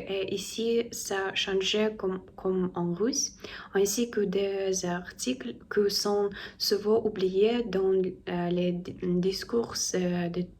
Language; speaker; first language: French; non-native, learner; Russian